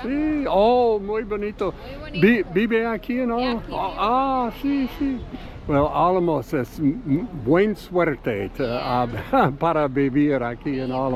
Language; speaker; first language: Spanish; non-native, learner; English